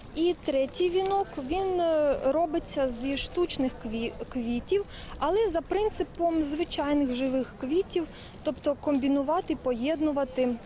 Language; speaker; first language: Ukrainian; native; Ukrainian